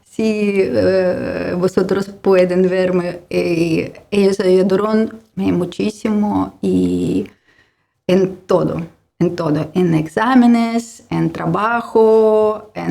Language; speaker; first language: Spanish; non-native, learner; Ukrainian